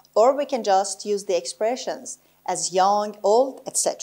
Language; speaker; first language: English; non-native, fluent; Persian